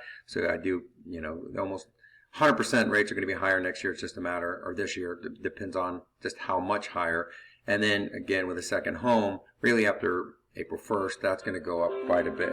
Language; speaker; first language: English; native; English